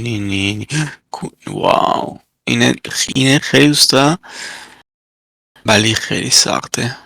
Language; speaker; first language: Persian; non-native, learner; Italian